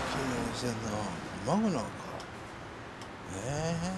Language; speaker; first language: Japanese; native; Japanese